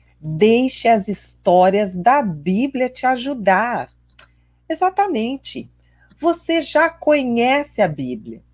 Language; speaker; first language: Portuguese; native; Portuguese